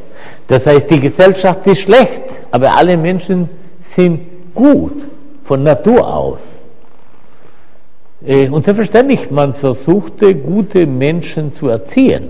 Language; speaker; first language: German; non-native, fluent; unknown